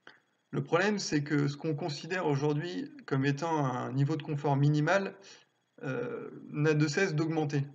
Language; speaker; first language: French; native; French